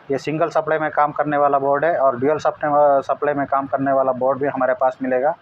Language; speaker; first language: Hindi; non-native, local second language; Telugu